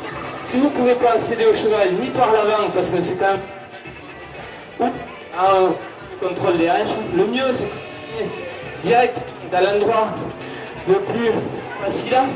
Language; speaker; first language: French; native; French